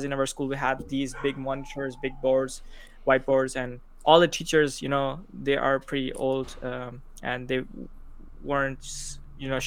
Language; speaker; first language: English; non-native, local second language; Urdu